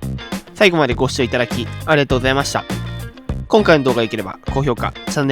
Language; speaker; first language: Japanese; native; Japanese